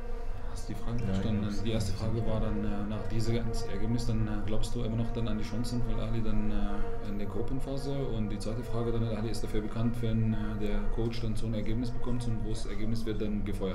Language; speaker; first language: German; non-native, fluent; Arabic